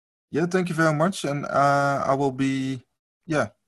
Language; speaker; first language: English; non-native, fluent; Dutch